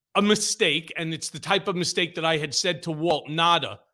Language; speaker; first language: English; native; English